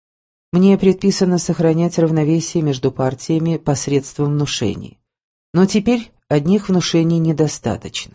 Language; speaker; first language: Russian; native; Russian